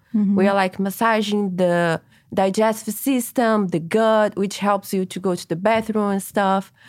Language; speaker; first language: English; non-native, fluent; Portuguese